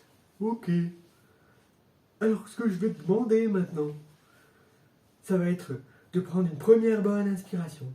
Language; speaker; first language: French; native; French